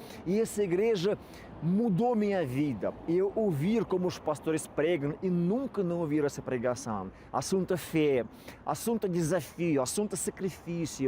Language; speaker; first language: Portuguese; non-native, fluent; Russian